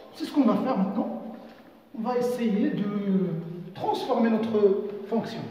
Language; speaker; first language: French; non-native, local second language; Arabic